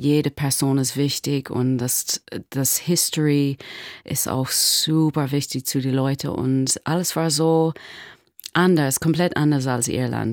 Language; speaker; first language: German; non-native, learner; English